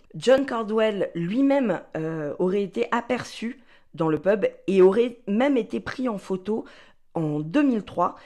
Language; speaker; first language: French; native; French